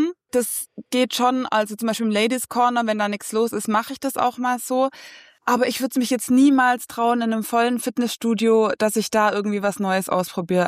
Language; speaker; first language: German; native; German